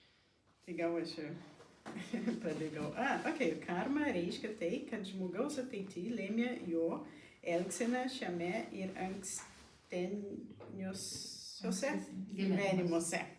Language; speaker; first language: Lithuanian; non-native, learner; Portuguese